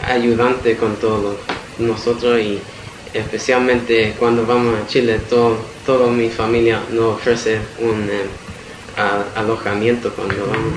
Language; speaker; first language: Spanish; early bilingual, heritage; Spanish